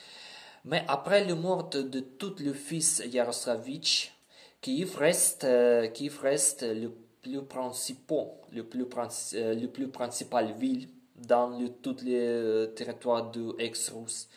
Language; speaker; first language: French; non-native, learner; Ukrainian